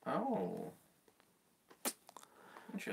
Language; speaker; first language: English; native; English